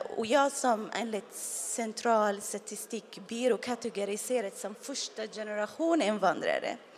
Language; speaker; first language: Swedish; non-native, fluent; Arabic